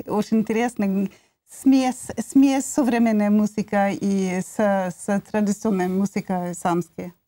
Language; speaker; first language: Russian; non-native, learner; Norwegian